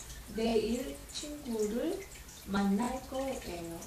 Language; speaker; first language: Korean; non-native, learner; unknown